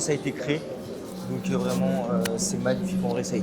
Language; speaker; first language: French; native; French